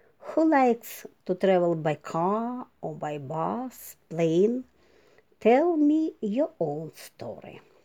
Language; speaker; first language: English; non-native, fluent; Ukrainian